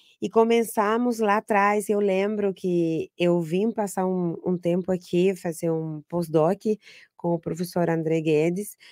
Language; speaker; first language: Portuguese; non-native, fluent; Spanish